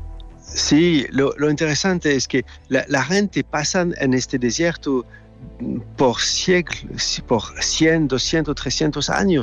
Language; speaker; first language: Spanish; non-native, fluent; French